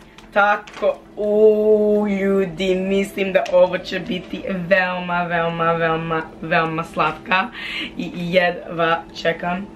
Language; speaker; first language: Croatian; non-native, learner; English